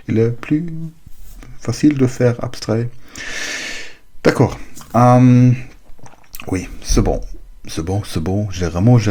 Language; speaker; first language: French; non-native, learner; German